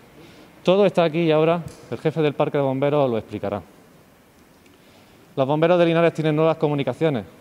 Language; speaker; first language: Spanish; native; Spanish